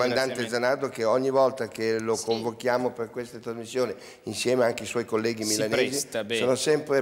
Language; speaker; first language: Italian; native; Italian